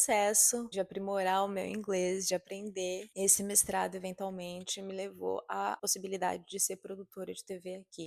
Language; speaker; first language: Portuguese; native; Portuguese